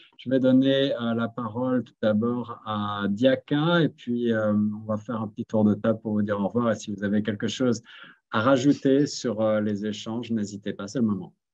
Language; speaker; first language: French; native; French